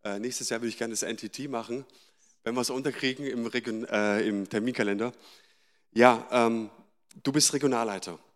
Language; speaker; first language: German; native; German